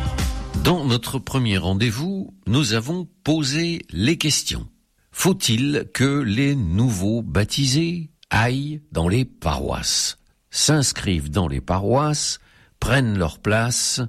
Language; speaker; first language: French; native; French